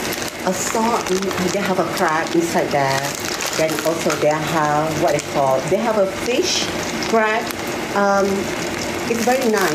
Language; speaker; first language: English; non-native, learner; Malay